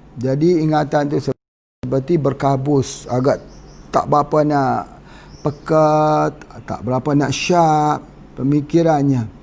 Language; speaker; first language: Malay; native; Malay